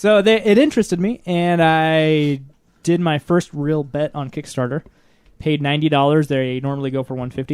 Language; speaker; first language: English; native; English